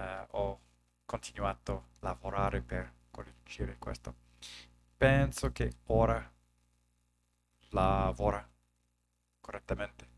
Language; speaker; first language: Italian; non-native, learner; English